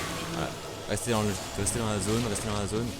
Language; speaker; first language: French; native; French